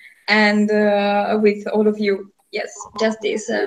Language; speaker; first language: English; non-native, learner; Italian